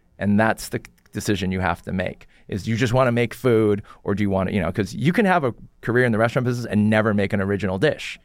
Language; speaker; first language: English; early bilingual, other home language; Korean